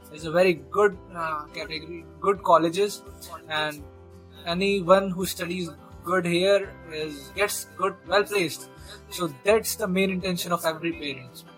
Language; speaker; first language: English; non-native, local second language; Hindi